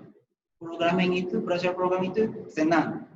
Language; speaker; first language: Indonesian; non-native, fluent; Japanese